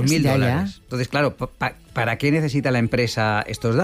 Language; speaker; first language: Spanish; native; Spanish